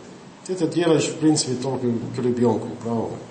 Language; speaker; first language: Russian; non-native, fluent; English